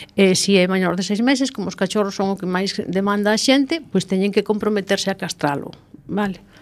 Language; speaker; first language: Galician; non-native, local second language; Spanish